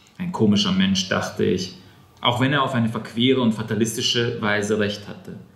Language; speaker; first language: German; non-native, fluent; Serbian